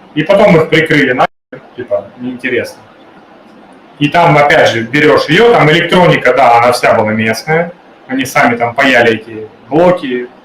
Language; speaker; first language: Russian; native; Russian